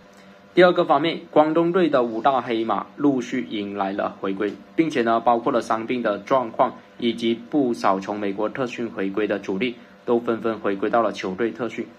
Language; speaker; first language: Chinese; native; Chinese